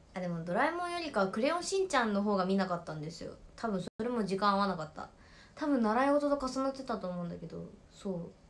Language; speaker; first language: Japanese; native; Japanese